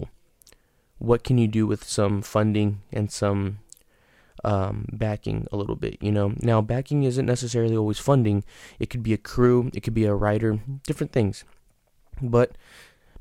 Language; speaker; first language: English; native; English